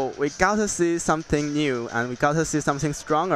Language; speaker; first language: English; non-native, learner; Chinese